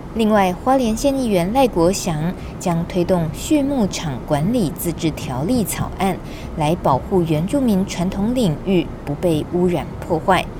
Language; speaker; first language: Chinese; native; Chinese